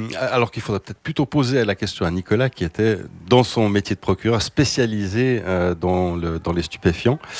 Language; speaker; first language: French; non-native, local second language; Swedish